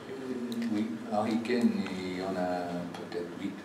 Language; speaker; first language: French; non-native, fluent; English